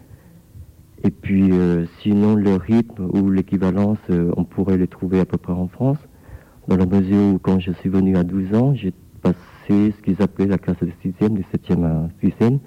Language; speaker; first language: French; non-native, fluent; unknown